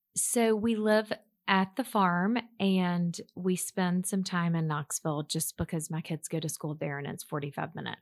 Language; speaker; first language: English; native; English